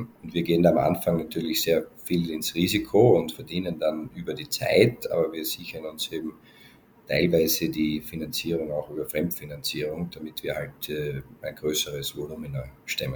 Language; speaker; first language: German; native; German